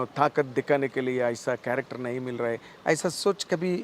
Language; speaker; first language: Hindi; non-native, local second language; Telugu